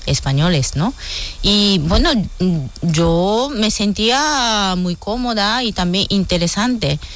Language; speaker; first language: Spanish; non-native, fluent; Japanese